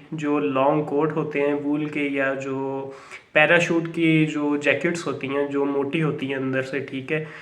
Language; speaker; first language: Urdu; non-native, local second language; Punjabi